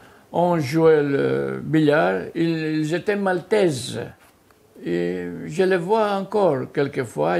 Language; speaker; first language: French; non-native, fluent; Greek